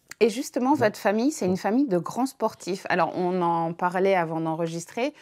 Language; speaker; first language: French; native; French